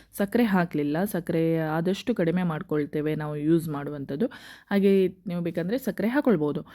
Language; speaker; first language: Kannada; non-native, local second language; Konkani